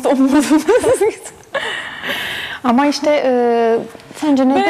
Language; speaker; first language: Turkish; non-native, fluent; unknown